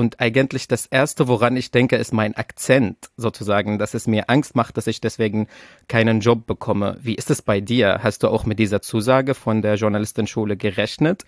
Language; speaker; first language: German; non-native, fluent; Persian